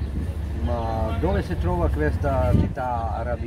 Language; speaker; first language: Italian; non-native, learner; Serbian